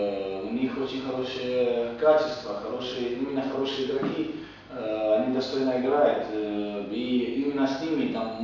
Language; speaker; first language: Russian; non-native, fluent; Romanian